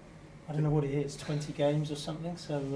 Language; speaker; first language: English; native; English